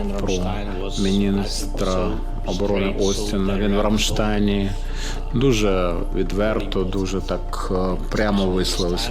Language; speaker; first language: Ukrainian; non-native, local second language; Russian